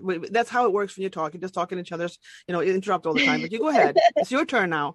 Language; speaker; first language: English; non-native, fluent; Swedish